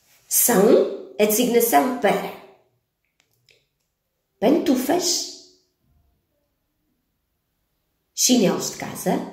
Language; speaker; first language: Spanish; non-native, fluent; Portuguese